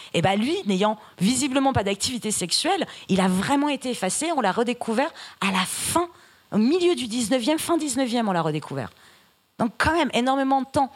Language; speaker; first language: French; early bilingual, other home language; Persian